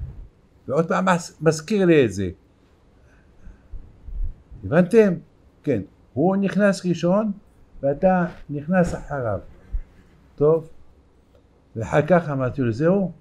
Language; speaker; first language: Hebrew; non-native, fluent; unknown